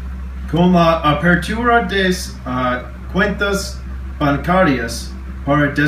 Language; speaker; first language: Spanish; non-native, learner; English